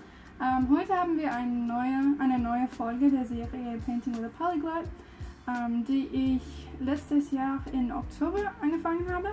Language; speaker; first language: German; non-native, learner; English